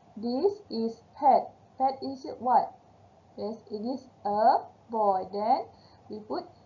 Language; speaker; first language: English; non-native, local second language; Malay